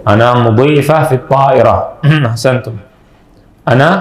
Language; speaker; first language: Arabic; non-native, fluent; Indonesian